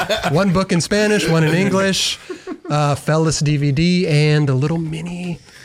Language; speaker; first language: English; native; English